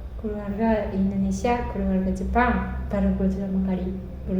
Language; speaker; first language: Indonesian; non-native, learner; Japanese